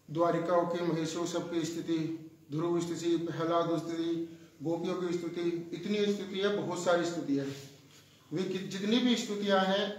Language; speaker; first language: Hindi; native; Hindi